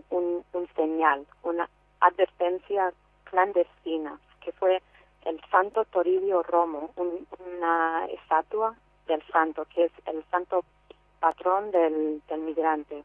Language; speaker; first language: Spanish; non-native, fluent; English